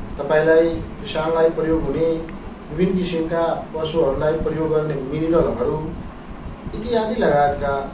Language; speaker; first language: Nepali; non-native, local second language; Maithili